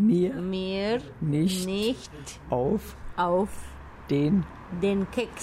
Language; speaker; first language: German; non-native, fluent; Romanian